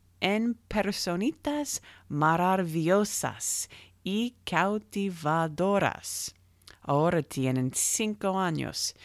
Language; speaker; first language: Spanish; non-native, learner; English